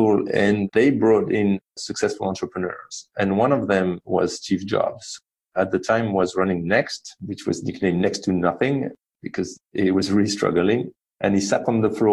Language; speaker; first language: English; non-native, fluent; French